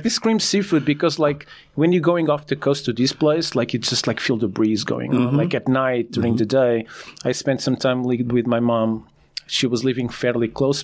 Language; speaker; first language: English; non-native, fluent; Portuguese